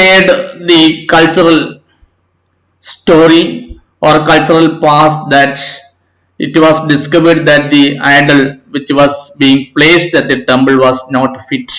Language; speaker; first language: English; non-native, local second language; Malayalam